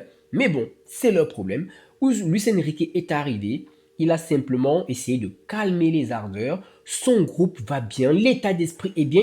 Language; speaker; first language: French; native; French